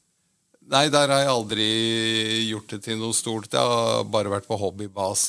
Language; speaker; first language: Norwegian; native; Norwegian